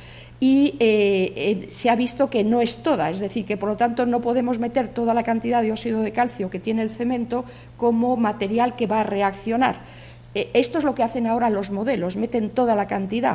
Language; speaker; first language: Spanish; native; Spanish